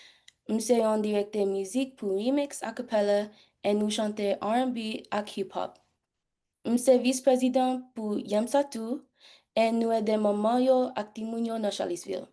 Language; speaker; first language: Haitian Creole; early bilingual, heritage; English